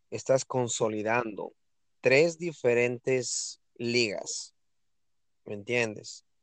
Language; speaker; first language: Spanish; native; Spanish